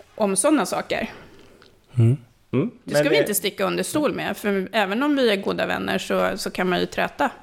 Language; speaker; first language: Swedish; early bilingual, other home language; Finnish